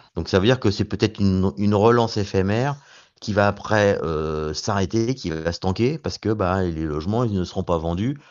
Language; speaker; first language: French; native; French